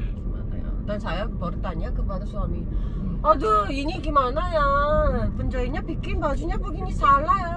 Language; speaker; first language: Indonesian; non-native, learner; Korean